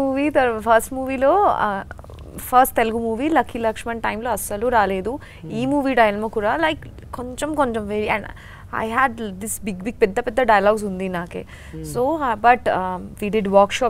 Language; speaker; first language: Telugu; non-native, learner; Bangla